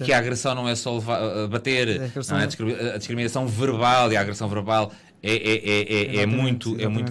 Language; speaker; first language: Portuguese; native; Portuguese